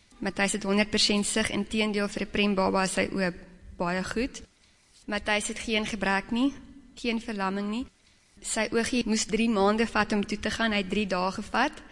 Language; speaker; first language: Afrikaans; native; Afrikaans